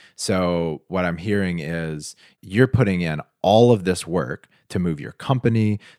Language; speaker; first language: English; native; English